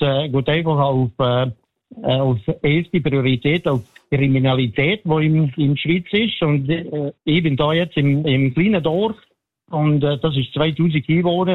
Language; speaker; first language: German; non-native, learner; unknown